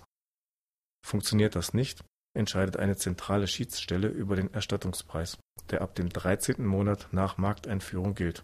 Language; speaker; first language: German; native; German